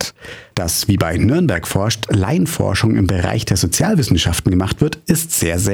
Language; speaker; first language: German; native; German